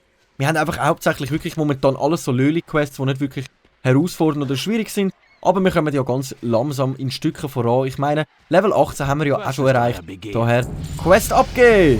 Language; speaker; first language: German; native; German